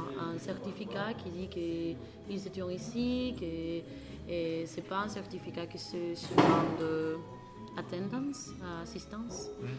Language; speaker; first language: French; non-native, learner; Spanish